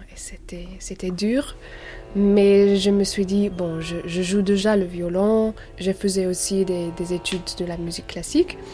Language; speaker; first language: French; non-native, learner; English